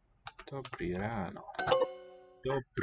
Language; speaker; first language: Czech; non-native, learner; English